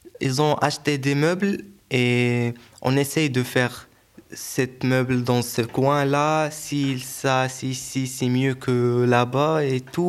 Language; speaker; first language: French; non-native, local second language; Arabic